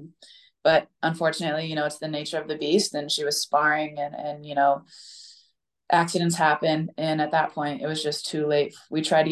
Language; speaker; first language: English; native; English